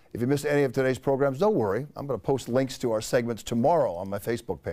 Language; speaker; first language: English; native; English